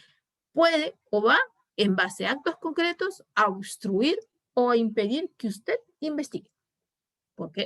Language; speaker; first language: Spanish; native; Spanish